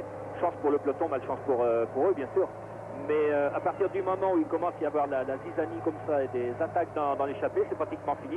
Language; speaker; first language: French; native; French